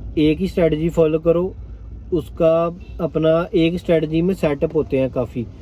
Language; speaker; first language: Hindi; non-native, local second language; Punjabi